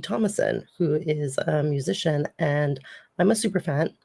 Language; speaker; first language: English; native; English